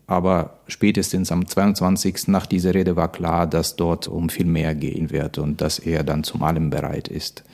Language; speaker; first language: German; non-native, fluent; Russian